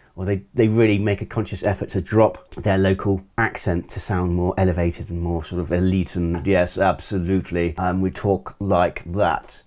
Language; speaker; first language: English; native; English